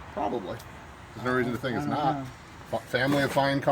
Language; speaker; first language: English; native; English